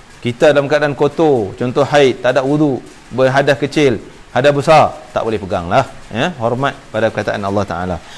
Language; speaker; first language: Malay; native; Malay